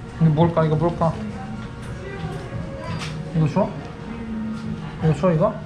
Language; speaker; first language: Korean; native; Korean